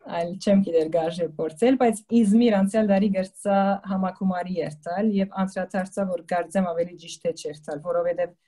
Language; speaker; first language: Armenian; native; Armenian